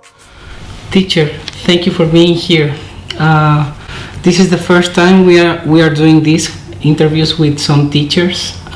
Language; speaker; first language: English; non-native, fluent; Spanish